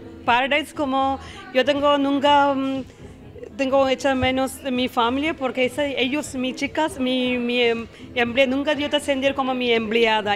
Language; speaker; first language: Spanish; non-native, learner; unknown